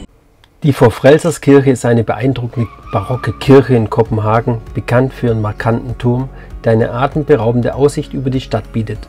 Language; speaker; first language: German; native; German